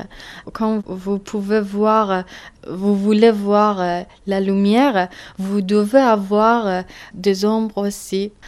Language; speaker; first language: French; non-native, learner; Persian